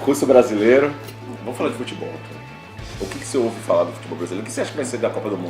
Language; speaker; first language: Portuguese; native; Portuguese